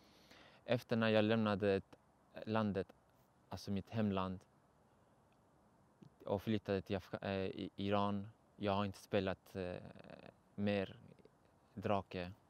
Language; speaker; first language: Swedish; non-native, learner; Persian